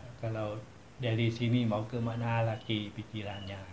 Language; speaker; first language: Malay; non-native, learner; Thai